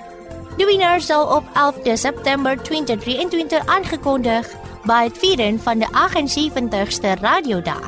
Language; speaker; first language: Dutch; non-native, fluent; Indonesian